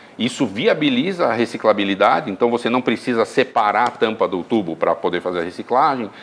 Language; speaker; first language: Portuguese; native; Portuguese